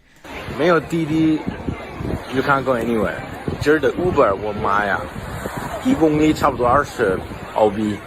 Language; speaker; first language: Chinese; non-native, fluent; English